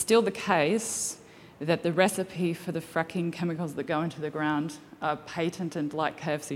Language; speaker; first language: English; native; English